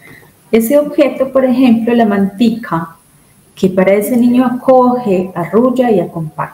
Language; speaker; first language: Spanish; native; Spanish